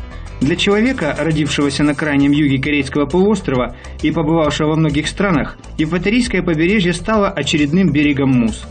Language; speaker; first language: Russian; native; Russian